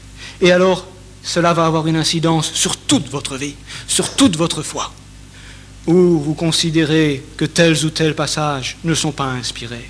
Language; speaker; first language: French; native; French